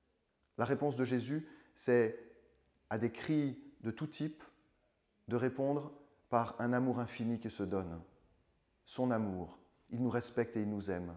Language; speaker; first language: French; native; French